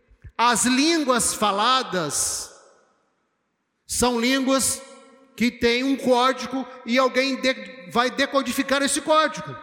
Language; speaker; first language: Portuguese; native; Portuguese